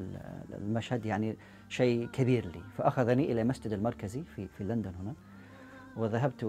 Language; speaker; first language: Arabic; non-native, fluent; English